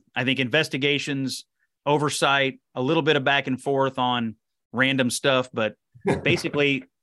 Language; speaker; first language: English; native; English